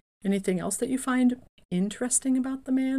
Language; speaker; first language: English; native; English